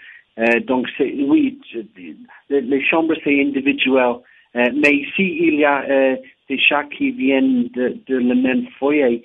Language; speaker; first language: French; non-native, learner; English